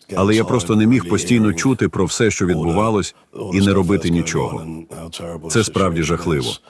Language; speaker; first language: Ukrainian; non-native, fluent; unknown